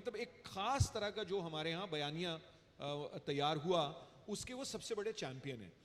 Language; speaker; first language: Urdu; native; Urdu